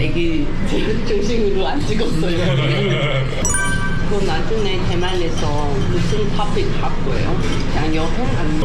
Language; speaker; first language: Korean; non-native, learner; Chinese